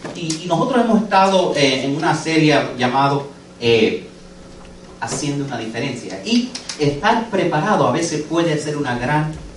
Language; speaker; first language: Spanish; non-native, fluent; English